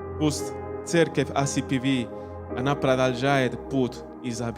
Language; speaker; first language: Russian; non-native, learner; Spanish